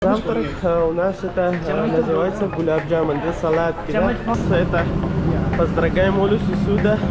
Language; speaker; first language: Russian; non-native, learner; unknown